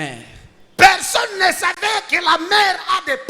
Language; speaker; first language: French; non-native, local second language; Lingala